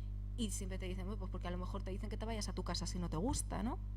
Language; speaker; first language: Spanish; native; Spanish